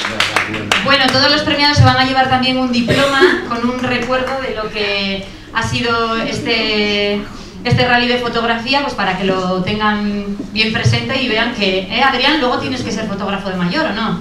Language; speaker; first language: Spanish; native; Spanish